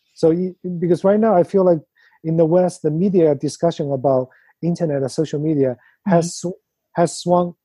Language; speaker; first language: English; non-native, fluent; Chinese